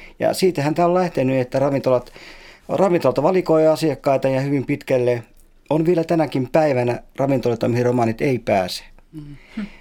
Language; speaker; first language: Finnish; native; Finnish